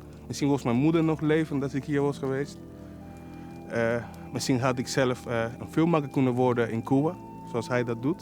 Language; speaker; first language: Dutch; non-native, fluent; Spanish